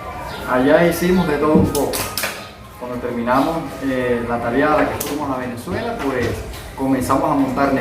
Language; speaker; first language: Spanish; native; Spanish